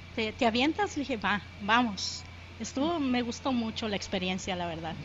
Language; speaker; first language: Spanish; native; Spanish